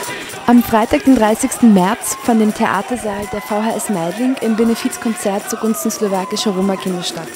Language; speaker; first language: German; native; German